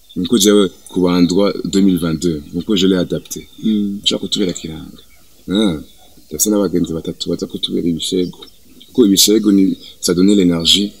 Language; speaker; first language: Rundi; early bilingual, heritage; Rundi